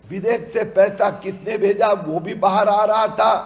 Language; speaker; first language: Hindi; non-native, local second language; Gujarati